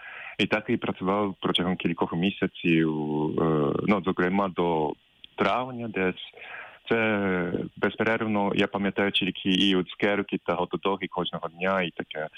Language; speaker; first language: Ukrainian; non-native, fluent; Japanese